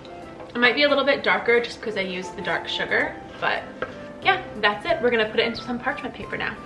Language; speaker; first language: English; native; English